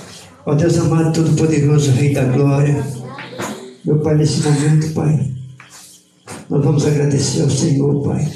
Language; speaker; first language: Portuguese; native; Portuguese